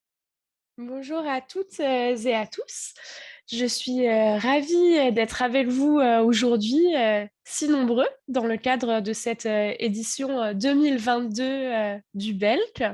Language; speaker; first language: French; native; French